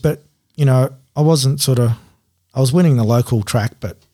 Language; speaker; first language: English; native; English